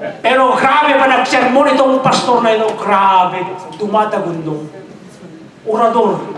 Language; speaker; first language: Filipino; non-native, local second language; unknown